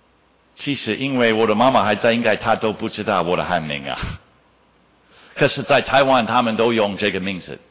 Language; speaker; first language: Chinese; non-native, fluent; English